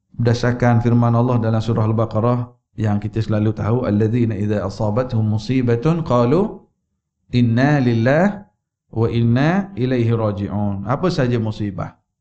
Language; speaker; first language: Malay; native; Malay